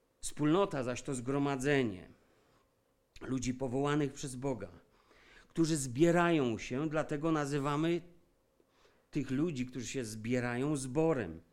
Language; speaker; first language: Polish; native; Polish